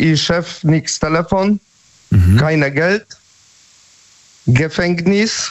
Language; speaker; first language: German; non-native, learner; Polish